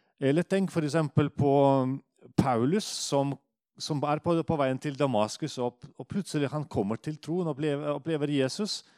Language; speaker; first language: Norwegian; non-native, fluent; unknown